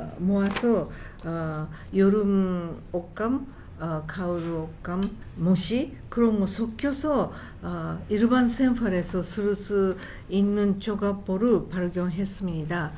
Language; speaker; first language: Korean; non-native, fluent; Japanese